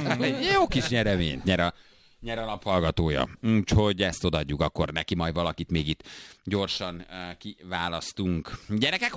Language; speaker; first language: Hungarian; native; Hungarian